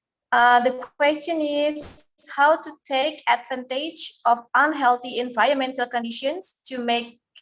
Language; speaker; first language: English; non-native, fluent; Indonesian